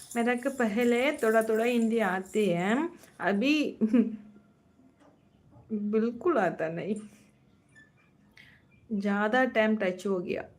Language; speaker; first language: Hindi; non-native, local second language; Tamil